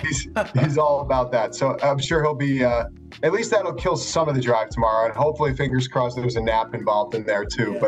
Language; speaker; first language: English; native; English